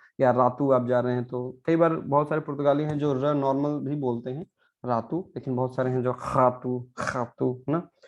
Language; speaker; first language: Hindi; native; Hindi